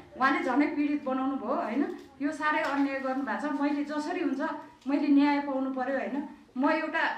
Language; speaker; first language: Nepali; non-native, local second language; Eastern Tamang